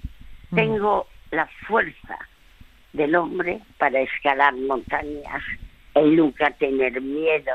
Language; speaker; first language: Spanish; early bilingual, other home language; French